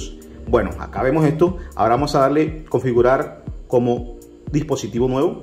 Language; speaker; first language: Spanish; native; Spanish